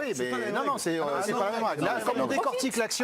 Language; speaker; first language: French; native; French